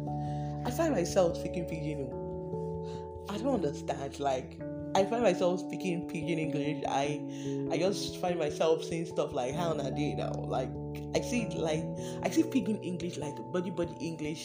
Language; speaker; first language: English; non-native, local second language; Igbo